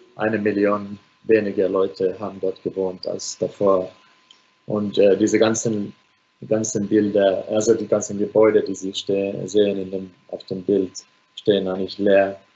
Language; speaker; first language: German; non-native, fluent; Finnish